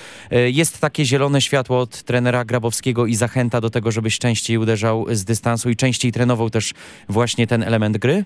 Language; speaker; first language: Polish; native; Polish